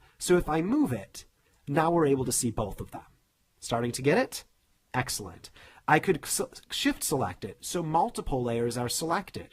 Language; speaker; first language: English; native; English